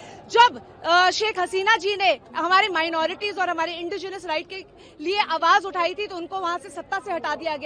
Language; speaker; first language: Hindi; native; Hindi